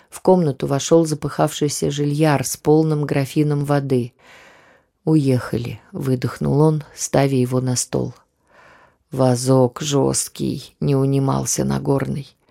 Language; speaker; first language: Russian; native; Russian